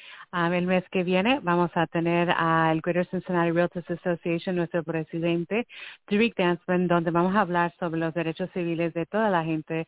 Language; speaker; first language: Spanish; early bilingual, heritage; Spanish